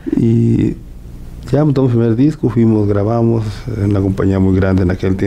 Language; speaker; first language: Spanish; native; Spanish